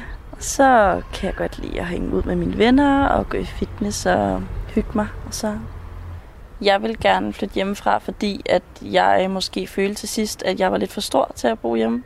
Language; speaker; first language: Danish; native; Danish